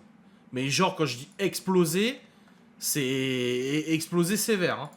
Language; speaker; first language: French; native; French